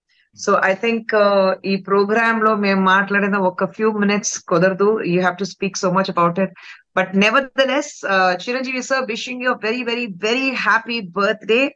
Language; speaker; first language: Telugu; non-native, fluent; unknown